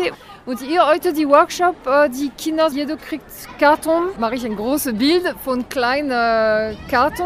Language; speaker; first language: German; non-native, learner; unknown